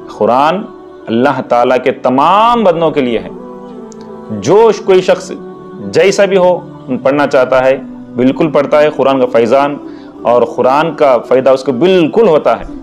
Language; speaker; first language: Urdu; native; Urdu